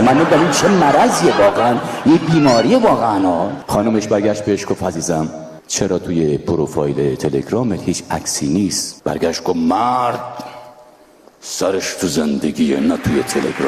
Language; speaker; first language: Persian; native; Persian